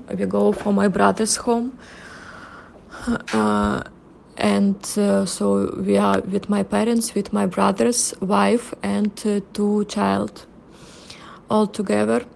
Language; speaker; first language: English; non-native, learner; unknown